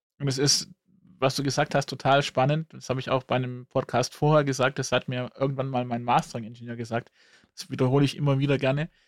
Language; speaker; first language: German; native; German